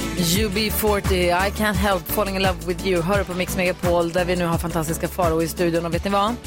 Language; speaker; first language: Swedish; native; Swedish